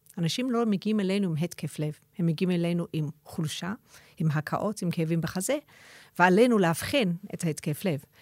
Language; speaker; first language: Hebrew; non-native, fluent; English